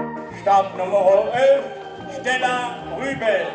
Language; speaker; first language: German; native; German